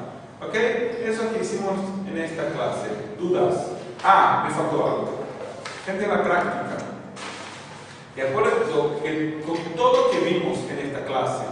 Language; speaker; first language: Spanish; non-native, fluent; Portuguese